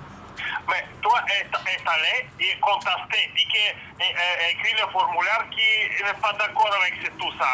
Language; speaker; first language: French; non-native, learner; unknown